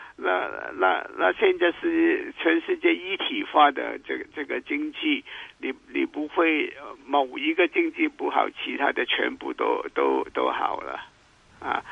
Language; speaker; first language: Chinese; non-native, local second language; Cantonese